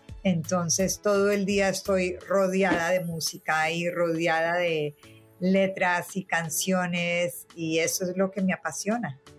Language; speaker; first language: Spanish; native; Spanish